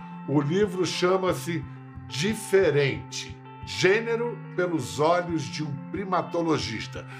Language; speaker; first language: Portuguese; native; Portuguese